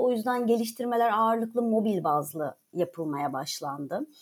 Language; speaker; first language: Turkish; native; Turkish